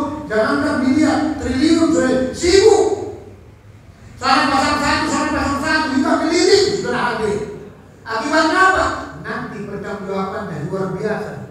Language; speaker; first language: Indonesian; native; Indonesian